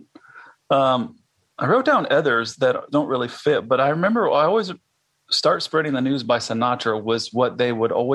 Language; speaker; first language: English; native; English